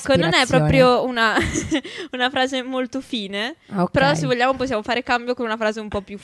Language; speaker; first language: Italian; native; Italian